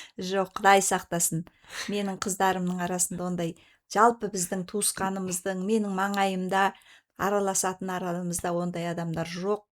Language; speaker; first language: Kazakh; native; Kazakh